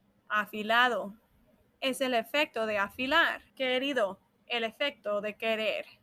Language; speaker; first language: Spanish; non-native, fluent; English